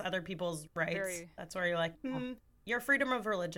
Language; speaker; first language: English; native; English